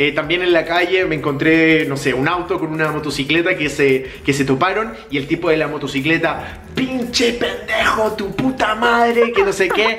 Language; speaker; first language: Spanish; native; Spanish